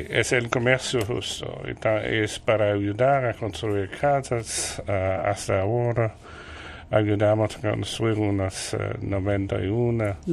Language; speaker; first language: Spanish; non-native, learner; French